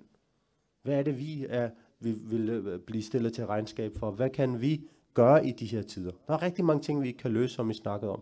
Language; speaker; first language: Danish; early bilingual, other home language; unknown